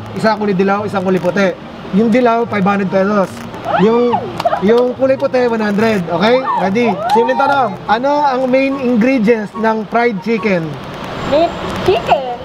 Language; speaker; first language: Filipino; native; Filipino